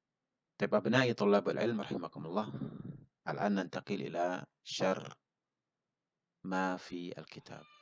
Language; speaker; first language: Arabic; non-native, fluent; Indonesian